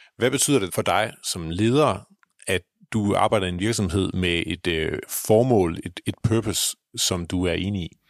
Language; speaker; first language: Danish; native; Danish